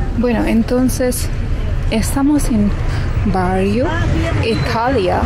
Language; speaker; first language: Spanish; non-native, learner; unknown